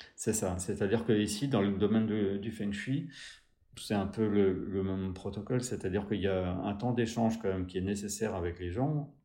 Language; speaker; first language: French; native; French